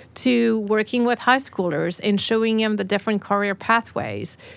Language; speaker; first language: English; non-native, fluent; French